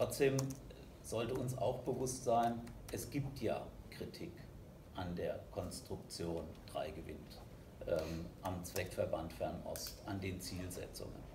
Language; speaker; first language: German; native; German